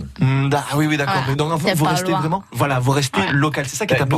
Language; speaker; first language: French; native; French